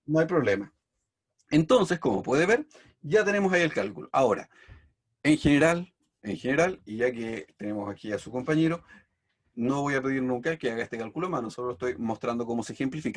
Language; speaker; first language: Spanish; native; Spanish